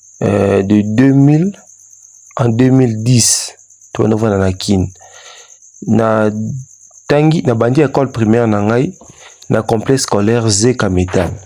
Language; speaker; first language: Lingala; native; Lingala